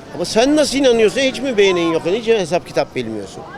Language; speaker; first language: Turkish; native; Turkish